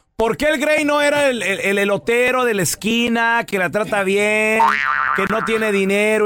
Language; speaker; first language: Spanish; native; Spanish